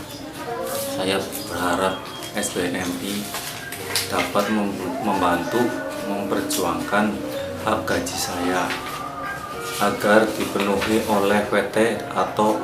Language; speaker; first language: Indonesian; non-native, local second language; Javanese